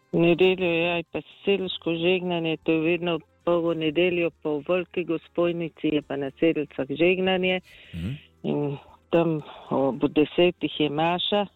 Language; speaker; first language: Slovenian; native; Slovenian